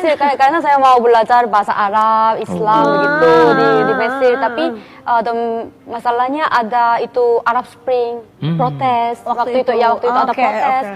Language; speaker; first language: Indonesian; non-native, fluent; Korean